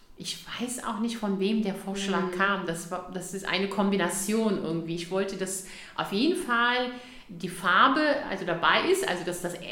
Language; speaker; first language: German; early bilingual, other home language; Turkish